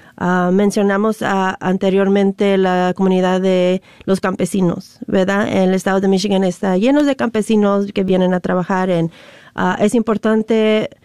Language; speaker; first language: Spanish; early bilingual, other home language; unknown